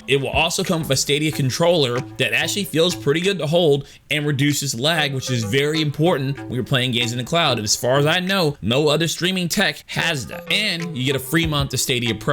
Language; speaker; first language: English; native; English